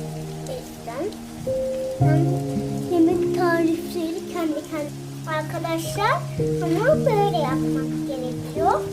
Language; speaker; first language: Turkish; early bilingual, heritage; Turkish